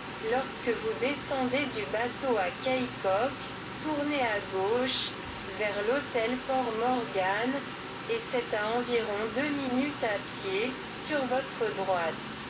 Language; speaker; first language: French; non-native, local second language; Haitian Creole